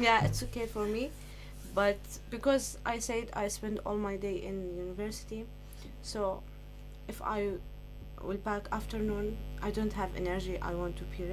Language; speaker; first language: English; non-native, learner; Arabic